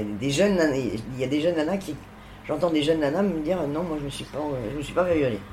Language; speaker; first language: French; native; French